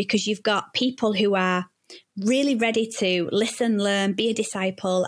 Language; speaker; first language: English; native; English